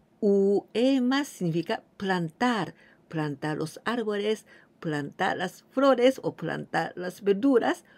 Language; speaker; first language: Spanish; non-native, fluent; Japanese